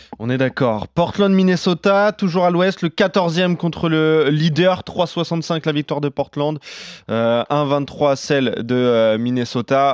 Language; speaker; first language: French; native; French